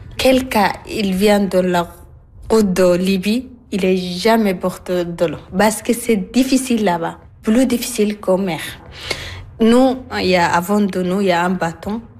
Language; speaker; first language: French; non-native, learner; Arabic